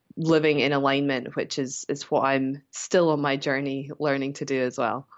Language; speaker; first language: English; native; English